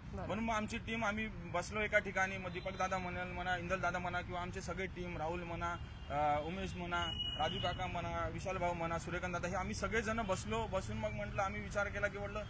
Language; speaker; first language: Marathi; non-native, local second language; Lambadi